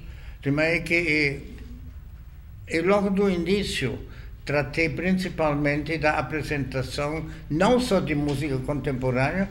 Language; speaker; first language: Portuguese; non-native, fluent; German